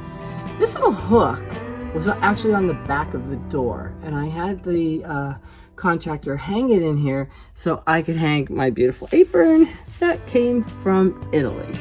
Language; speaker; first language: English; native; English